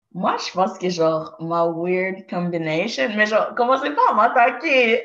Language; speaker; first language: French; native; French